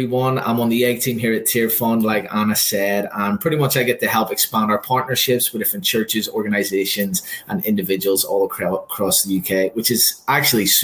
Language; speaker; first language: English; native; English